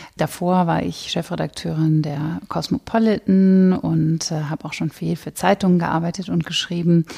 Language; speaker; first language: German; native; German